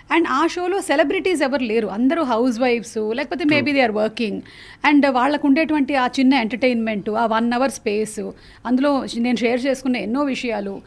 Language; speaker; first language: Telugu; non-native, local second language; Malayalam